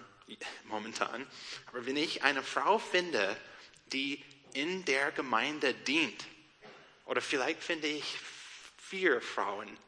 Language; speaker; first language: German; non-native, learner; English